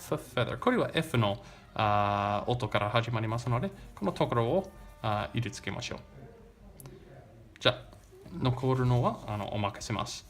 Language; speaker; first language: Japanese; non-native, learner; English